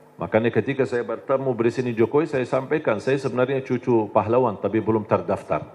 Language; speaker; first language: Indonesian; non-native, fluent; Arabic